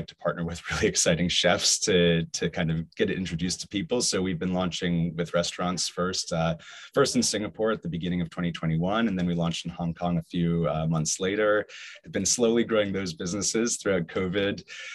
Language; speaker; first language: English; native; English